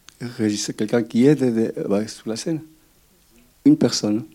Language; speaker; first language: French; non-native, fluent; Spanish